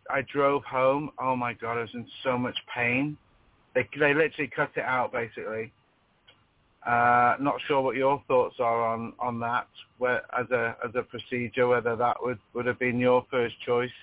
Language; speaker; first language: English; native; English